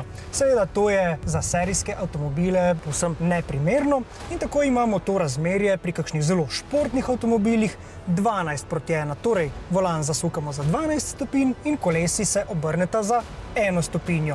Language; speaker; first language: Slovenian; native; Slovenian